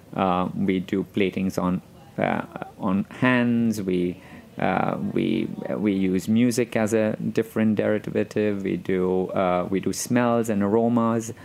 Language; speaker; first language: English; non-native, local second language; Gujarati